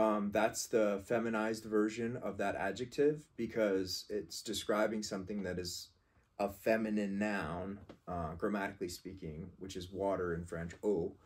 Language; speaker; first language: English; native; English